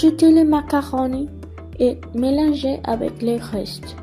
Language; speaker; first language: French; non-native, learner; Spanish